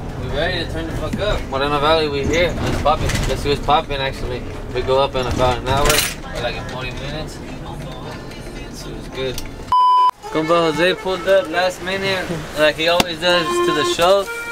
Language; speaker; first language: English; early bilingual, other home language; Spanish